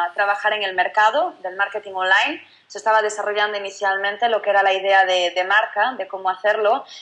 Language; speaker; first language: Spanish; native; Spanish